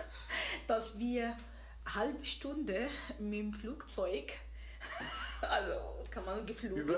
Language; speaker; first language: German; non-native, fluent; Arabic